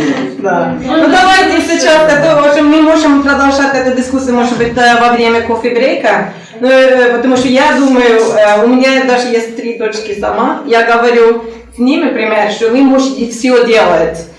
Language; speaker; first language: Russian; non-native, learner; Norwegian